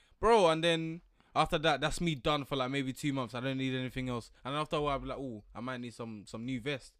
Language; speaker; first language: English; early bilingual, other home language; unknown